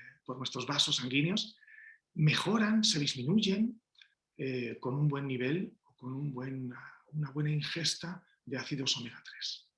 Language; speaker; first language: Spanish; native; Spanish